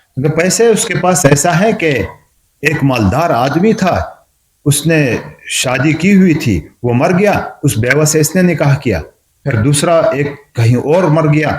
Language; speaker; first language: Urdu; non-native, local second language; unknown